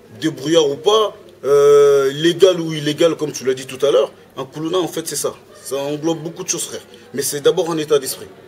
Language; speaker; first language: French; early bilingual, other home language; Lingala